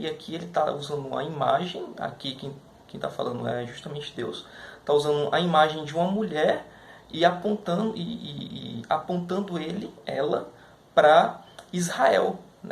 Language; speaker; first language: Portuguese; native; Portuguese